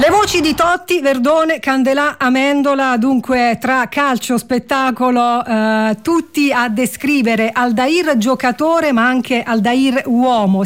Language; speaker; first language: Italian; native; Italian